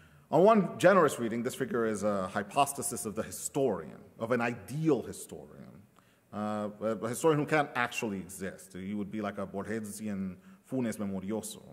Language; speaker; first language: English; early bilingual, other home language; Spanish